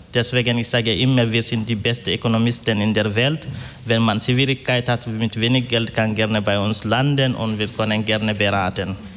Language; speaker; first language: German; non-native, fluent; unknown